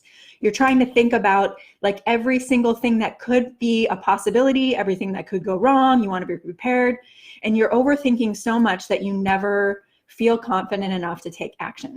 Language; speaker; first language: English; native; English